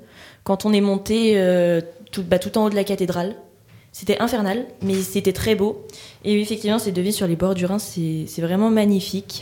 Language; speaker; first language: French; native; French